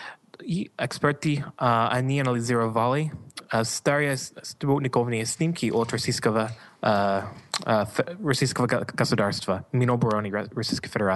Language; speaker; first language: Russian; non-native, learner; English